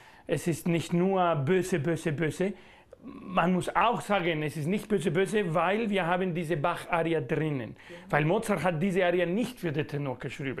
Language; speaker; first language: German; non-native, learner; Spanish